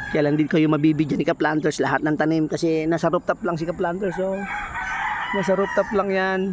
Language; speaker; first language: Filipino; non-native, local second language; Bikol